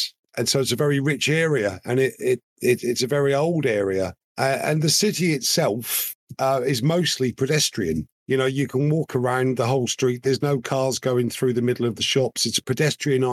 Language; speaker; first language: English; native; English